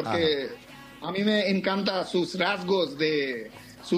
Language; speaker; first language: Spanish; non-native, fluent; Bangla